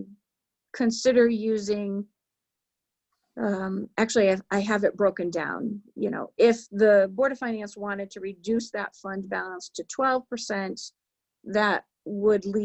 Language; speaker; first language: English; native; English